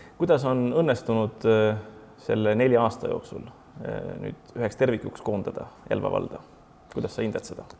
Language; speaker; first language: Estonian; native; Estonian